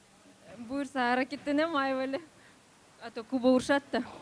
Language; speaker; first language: Kyrgyz; non-native, local second language; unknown